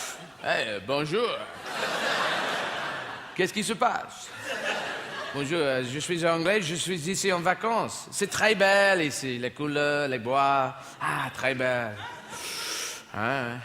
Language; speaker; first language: French; non-native, fluent; English